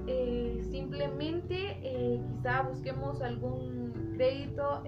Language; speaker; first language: Spanish; native; Spanish